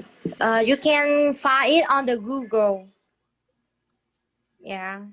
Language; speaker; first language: English; non-native, learner; Vietnamese